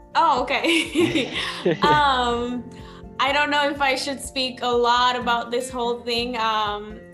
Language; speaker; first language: English; non-native, local second language; Sinhala